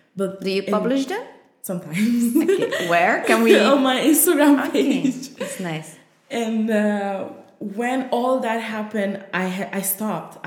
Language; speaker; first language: English; non-native, fluent; Italian